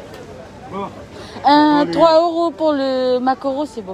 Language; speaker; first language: French; non-native, learner; Filipino